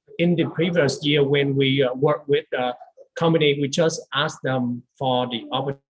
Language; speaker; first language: English; non-native, learner; Vietnamese